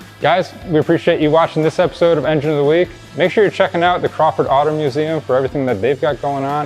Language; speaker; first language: English; native; English